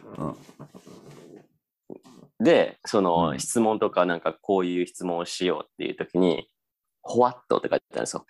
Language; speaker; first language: Japanese; native; Japanese